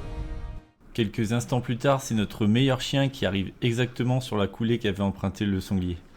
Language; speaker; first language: French; native; French